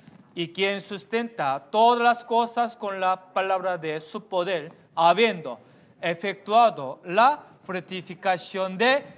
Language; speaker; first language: Spanish; non-native, fluent; Korean